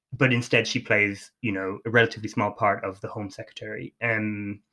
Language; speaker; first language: English; native; English